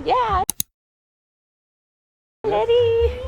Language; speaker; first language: English; non-native, learner; Korean